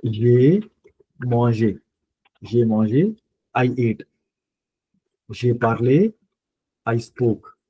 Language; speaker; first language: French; non-native, fluent; Punjabi